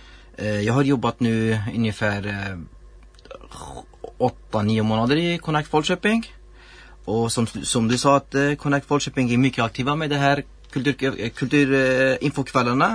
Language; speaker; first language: Swedish; non-native, learner; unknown